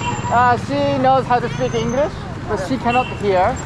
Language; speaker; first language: English; non-native, learner; Japanese